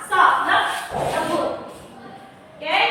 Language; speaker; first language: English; non-native, learner; Indonesian